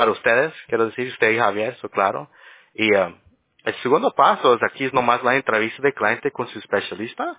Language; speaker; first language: Spanish; early bilingual, heritage; English